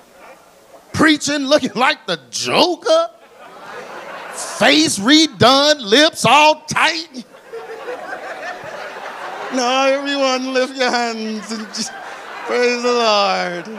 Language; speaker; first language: English; native; English